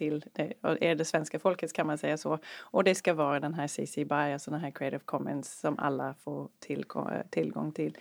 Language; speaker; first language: Swedish; non-native, fluent; English